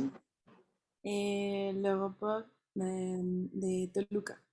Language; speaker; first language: French; non-native, learner; Spanish